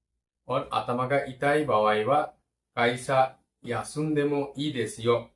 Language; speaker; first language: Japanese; non-native, fluent; Bangla